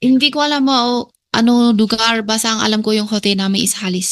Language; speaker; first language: Filipino; non-native, learner; Chinese